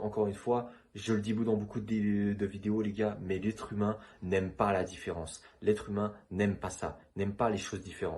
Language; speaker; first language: French; native; French